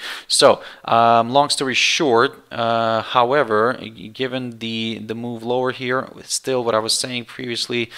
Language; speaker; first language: English; non-native, fluent; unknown